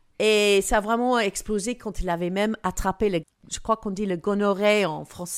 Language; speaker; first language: French; non-native, fluent; English